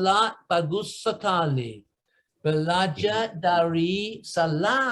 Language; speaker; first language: Indonesian; non-native, learner; English